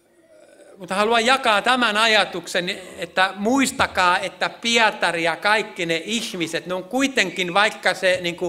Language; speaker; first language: Finnish; native; Finnish